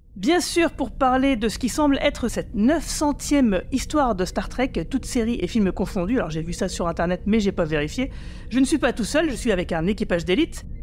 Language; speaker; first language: French; native; French